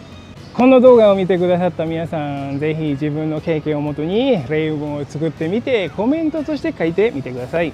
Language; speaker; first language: Japanese; non-native, fluent; Indonesian